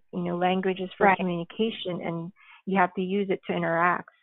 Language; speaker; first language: English; early bilingual, other home language; Filipino